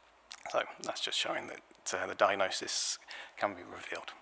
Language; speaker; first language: English; native; English